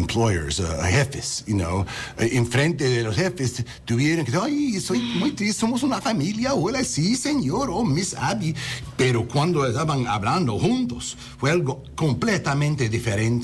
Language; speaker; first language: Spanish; early bilingual, heritage; English